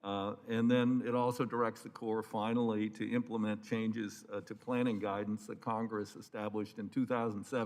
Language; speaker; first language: English; native; English